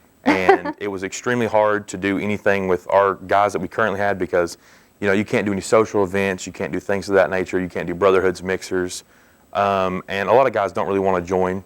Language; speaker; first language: English; native; English